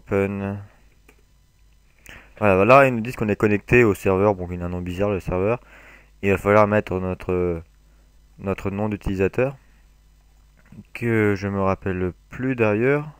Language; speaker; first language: French; native; French